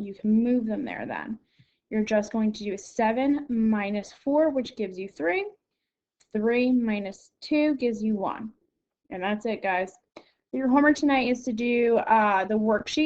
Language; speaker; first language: English; native; English